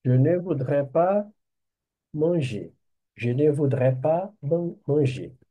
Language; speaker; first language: French; non-native, fluent; Portuguese